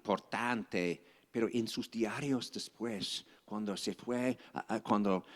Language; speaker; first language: Spanish; non-native, fluent; English